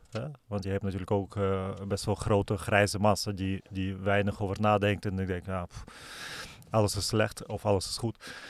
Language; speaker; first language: Dutch; non-native, fluent; Russian